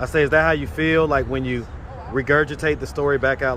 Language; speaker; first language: English; native; English